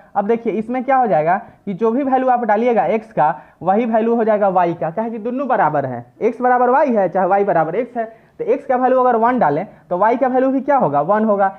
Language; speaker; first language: Hindi; native; Hindi